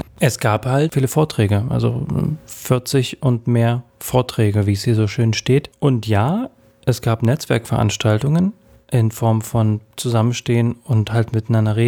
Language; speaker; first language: German; native; German